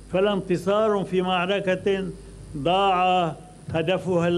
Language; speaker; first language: Arabic; native; Arabic